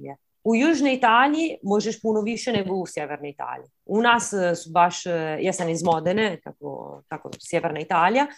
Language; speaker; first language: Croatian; early bilingual, heritage; Croatian